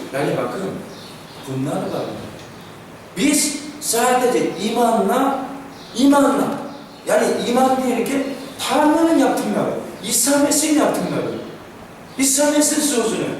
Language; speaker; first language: Turkish; non-native, fluent; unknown